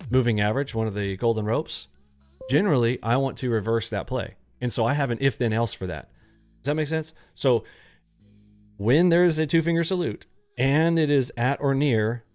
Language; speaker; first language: English; native; English